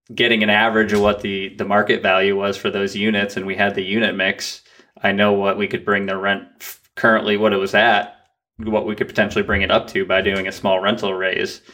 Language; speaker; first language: English; native; English